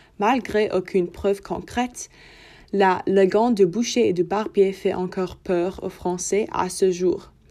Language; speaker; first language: French; non-native, learner; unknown